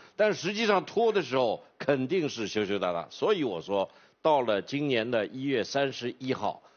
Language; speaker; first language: Chinese; native; Chinese